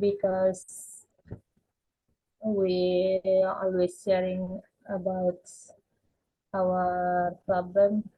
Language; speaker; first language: English; non-native, learner; Indonesian